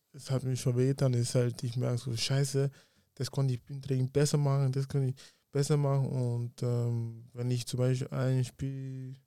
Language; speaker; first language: German; early bilingual, other home language; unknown